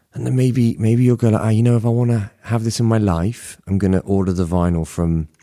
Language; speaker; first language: English; native; English